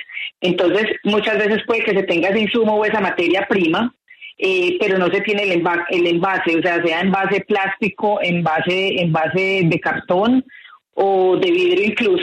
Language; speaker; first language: Spanish; native; Spanish